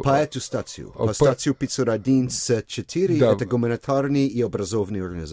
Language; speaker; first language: Russian; non-native, fluent; English